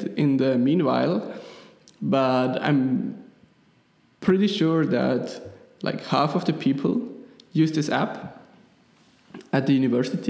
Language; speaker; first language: English; non-native, fluent; German